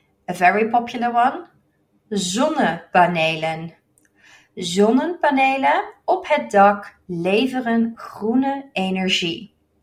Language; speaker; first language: Dutch; native; Dutch